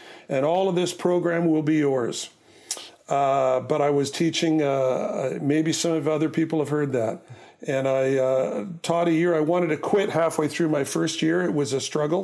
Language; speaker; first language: English; native; English